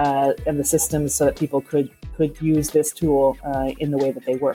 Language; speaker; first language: English; native; English